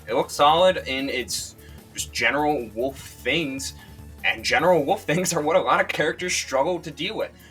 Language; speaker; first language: English; native; English